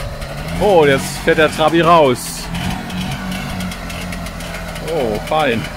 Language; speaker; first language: German; native; German